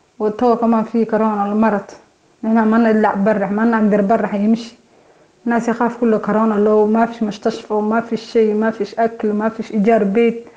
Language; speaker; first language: Arabic; non-native, learner; Somali